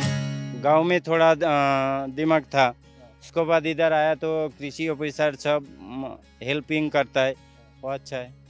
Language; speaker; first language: Hindi; non-native, local second language; Odia